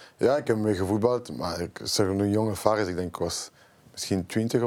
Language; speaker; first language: Dutch; non-native, local second language; French